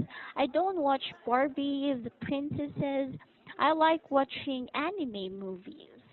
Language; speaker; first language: English; non-native, local second language; Filipino